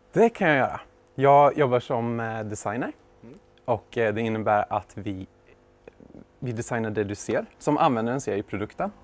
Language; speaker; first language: Swedish; native; Swedish